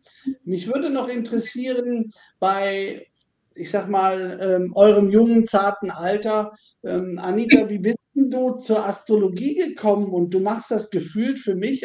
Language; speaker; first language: German; native; German